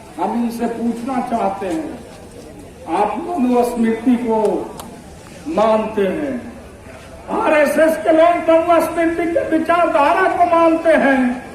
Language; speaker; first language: Hindi; native; Hindi